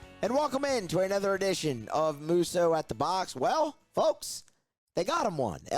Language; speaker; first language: English; native; English